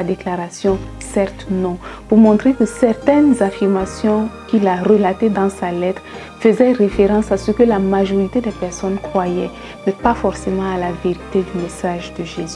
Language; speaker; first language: French; native; French